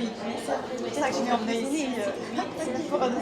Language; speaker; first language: French; native; French